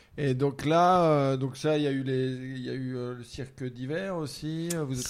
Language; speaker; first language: French; native; French